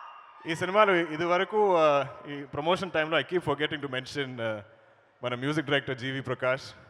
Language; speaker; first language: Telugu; non-native, learner; Malayalam